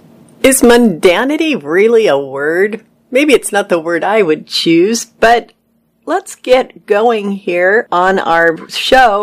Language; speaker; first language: English; native; English